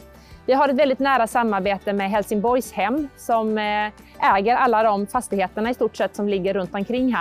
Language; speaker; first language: Swedish; native; Swedish